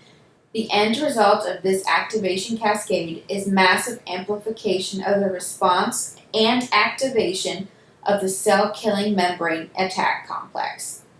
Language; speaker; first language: English; native; English